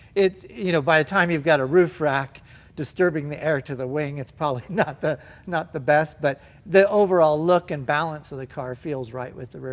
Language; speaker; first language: English; native; English